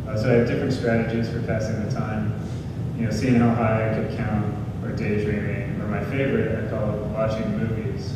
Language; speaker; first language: English; native; English